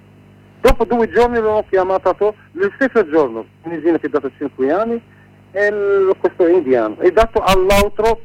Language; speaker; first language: Italian; non-native, learner; Arabic